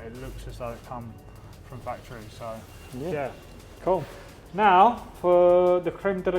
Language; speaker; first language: English; native; English